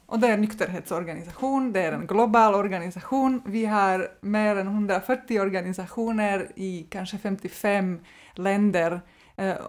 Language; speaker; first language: Swedish; non-native, fluent; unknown